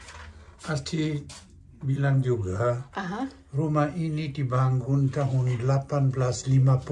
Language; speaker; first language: Indonesian; non-native, learner; German